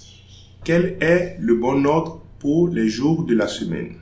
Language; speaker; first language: French; non-native, fluent; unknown